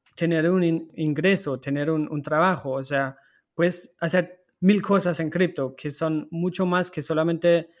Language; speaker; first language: Spanish; non-native, fluent; German